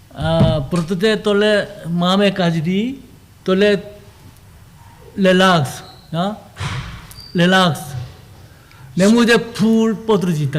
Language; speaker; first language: Czech; non-native, learner; Korean